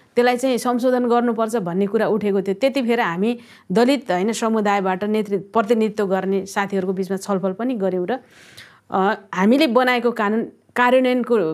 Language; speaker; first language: Nepali; native; Nepali